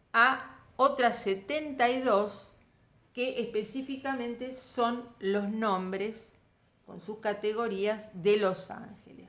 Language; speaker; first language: Spanish; native; Spanish